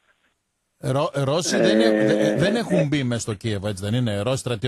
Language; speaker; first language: Greek; native; Greek